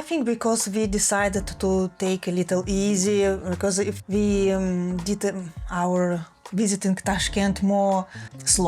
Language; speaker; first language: English; non-native, fluent; Russian